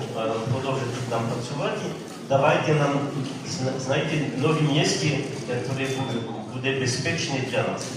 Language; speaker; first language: Ukrainian; non-native, learner; French